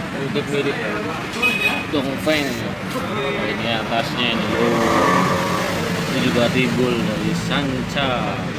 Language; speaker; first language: Indonesian; non-native, local second language; Javanese